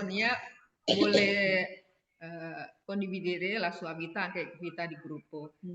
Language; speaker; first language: Italian; non-native, learner; Indonesian